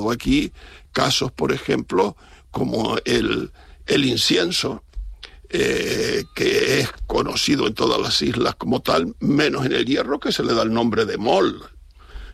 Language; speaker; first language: Spanish; native; Spanish